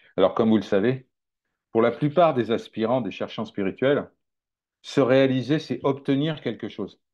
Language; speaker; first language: French; native; French